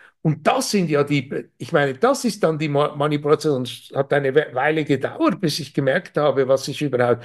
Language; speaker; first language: German; native; German